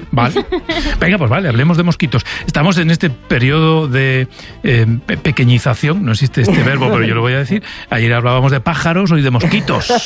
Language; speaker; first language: Spanish; native; Spanish